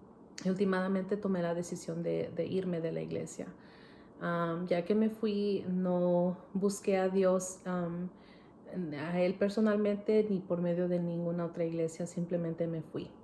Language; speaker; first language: Spanish; early bilingual, heritage; Spanish